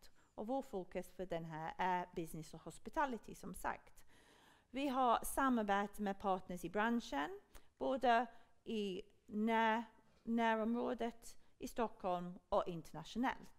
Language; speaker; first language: Swedish; non-native, fluent; English